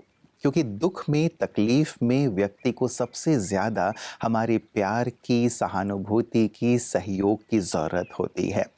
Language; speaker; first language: Hindi; native; Hindi